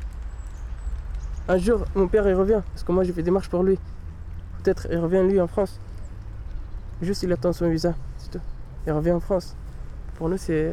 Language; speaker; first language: French; non-native, learner; Pashto